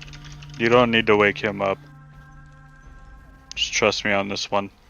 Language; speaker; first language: English; native; English